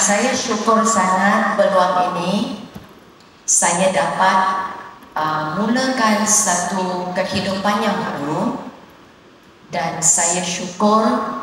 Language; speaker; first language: Indonesian; non-native, local second language; Chinese